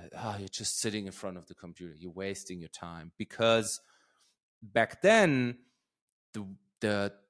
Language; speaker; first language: English; non-native, fluent; German